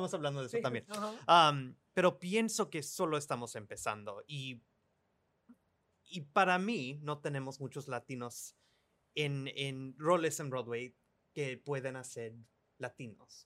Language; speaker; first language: Spanish; early bilingual, other home language; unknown